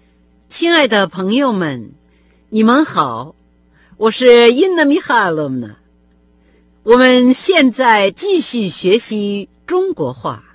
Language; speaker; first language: Chinese; non-native, fluent; Russian